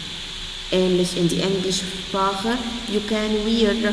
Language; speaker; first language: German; non-native, fluent; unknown